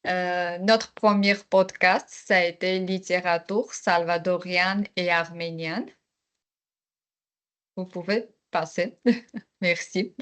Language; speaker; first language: French; non-native, learner; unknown